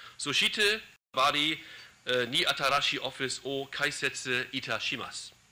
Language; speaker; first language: Japanese; non-native, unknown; German